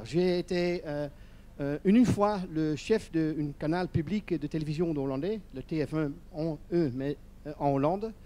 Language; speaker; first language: French; non-native, learner; Dutch